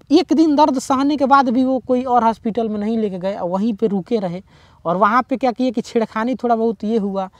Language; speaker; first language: Hindi; native; Hindi